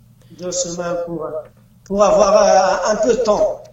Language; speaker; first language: French; non-native, learner; Arabic